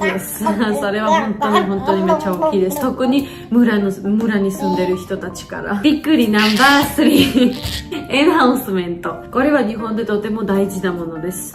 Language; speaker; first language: Japanese; non-native, learner; Georgian